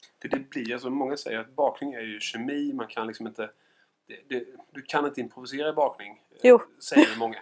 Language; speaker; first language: Swedish; native; Swedish